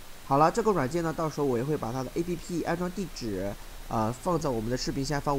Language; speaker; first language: Chinese; native; Chinese